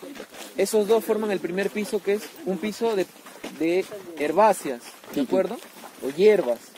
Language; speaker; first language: Spanish; native; Spanish